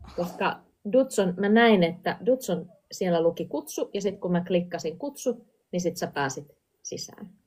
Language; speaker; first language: Finnish; native; Finnish